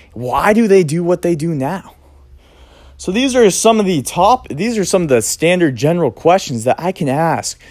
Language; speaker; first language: English; native; English